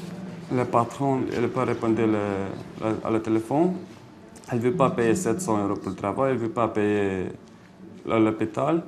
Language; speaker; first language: French; non-native, learner; Ukrainian